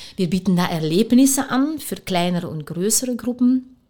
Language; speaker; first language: German; non-native, fluent; Dutch